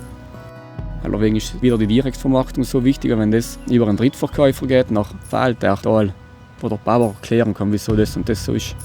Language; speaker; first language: German; native; German